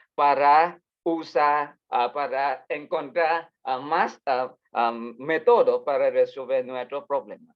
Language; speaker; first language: Spanish; non-native, learner; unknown